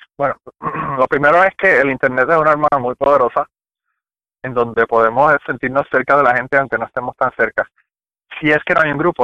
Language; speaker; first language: Spanish; native; Spanish